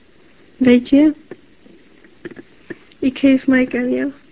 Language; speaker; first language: Dutch; non-native, learner; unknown